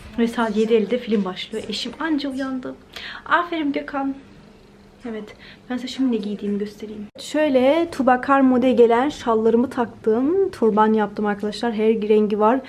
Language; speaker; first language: Turkish; native; Turkish